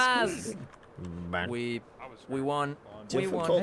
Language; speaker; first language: English; non-native, learner; Spanish